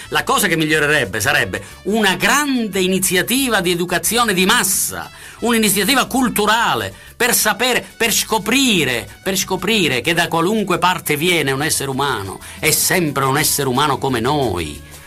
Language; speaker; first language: Italian; native; Italian